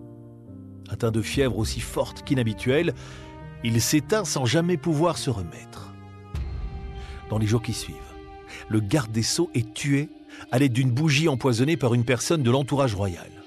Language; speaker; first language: French; native; French